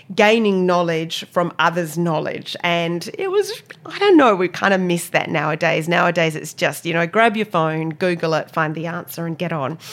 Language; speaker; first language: English; native; English